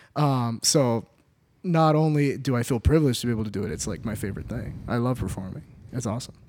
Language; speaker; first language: English; native; English